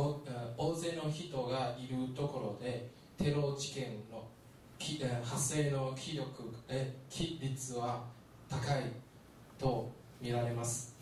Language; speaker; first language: Japanese; non-native, learner; Chinese